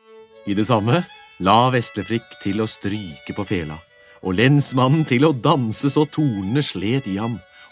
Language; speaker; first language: Norwegian; native; Norwegian